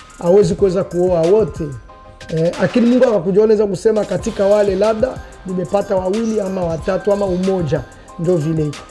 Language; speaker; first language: Swahili; non-native, local second language; French